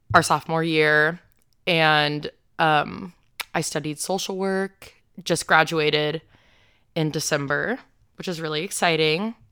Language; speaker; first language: English; native; English